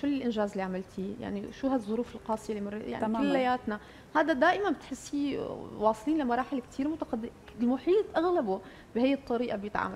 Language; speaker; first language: Arabic; native; Arabic